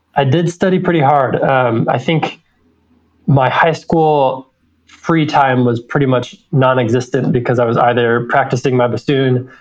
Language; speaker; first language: English; native; English